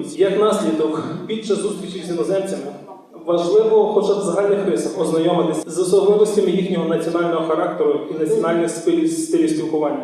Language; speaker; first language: Ukrainian; native; Ukrainian